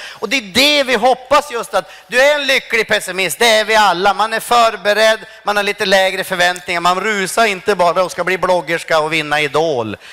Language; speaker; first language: Swedish; native; Swedish